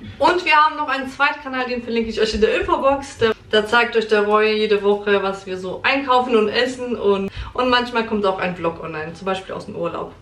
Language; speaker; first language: German; early bilingual, other home language; Polish